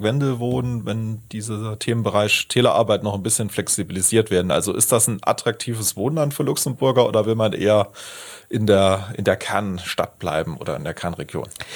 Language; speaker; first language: German; native; German